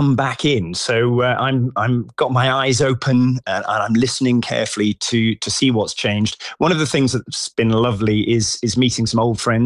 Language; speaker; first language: English; native; English